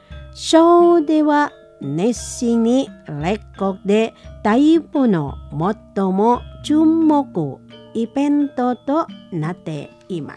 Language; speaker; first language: Japanese; non-native, learner; Indonesian